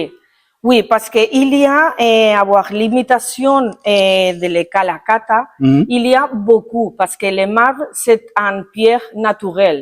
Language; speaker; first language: French; non-native, learner; Spanish